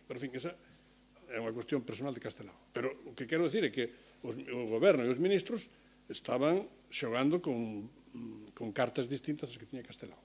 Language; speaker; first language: Galician; native; Galician